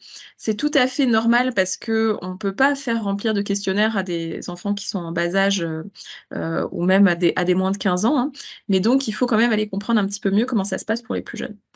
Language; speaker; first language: French; native; French